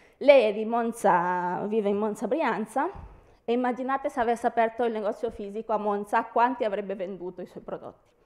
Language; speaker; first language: Italian; early bilingual, other home language; Spanish